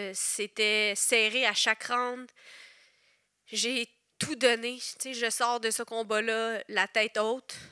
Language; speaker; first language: French; native; French